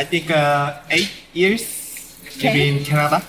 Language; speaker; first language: English; non-native, learner; Korean